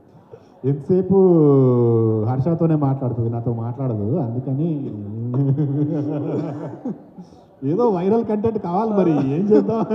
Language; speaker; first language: Telugu; native; Telugu